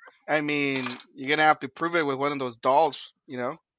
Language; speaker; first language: English; native; English